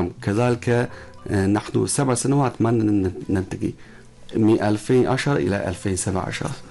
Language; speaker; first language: Arabic; non-native, learner; Chinese